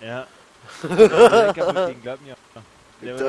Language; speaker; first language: German; native; German